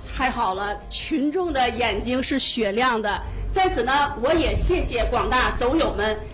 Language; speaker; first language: Chinese; native; Chinese